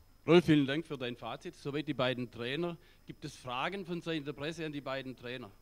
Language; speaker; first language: German; native; German